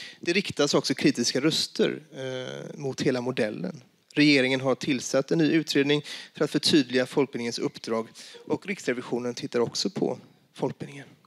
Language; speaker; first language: Swedish; native; Swedish